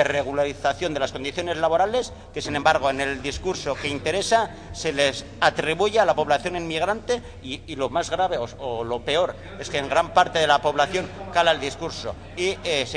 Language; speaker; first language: Spanish; native; Spanish